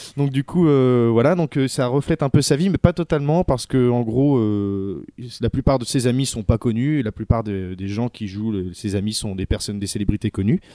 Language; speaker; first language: French; native; French